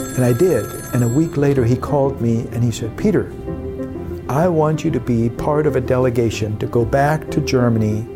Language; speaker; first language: English; early bilingual, other home language; German